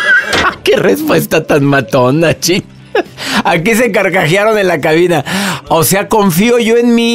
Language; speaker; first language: Spanish; native; Spanish